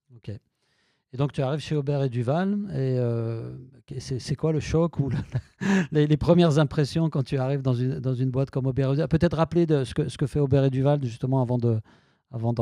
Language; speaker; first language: French; native; French